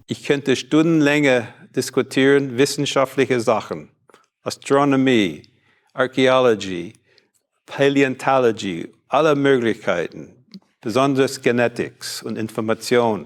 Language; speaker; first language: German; non-native, fluent; English